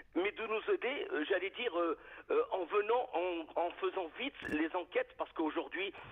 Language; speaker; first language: French; native; French